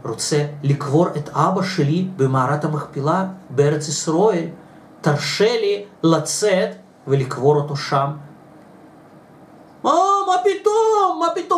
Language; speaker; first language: Hebrew; non-native, fluent; Russian